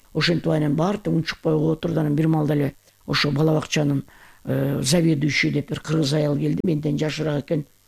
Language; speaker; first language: Kyrgyz; native; Kyrgyz